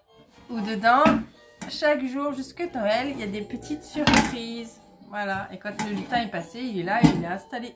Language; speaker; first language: French; native; French